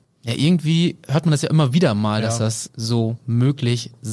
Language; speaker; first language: German; native; German